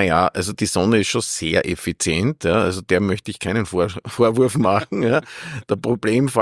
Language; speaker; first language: German; native; German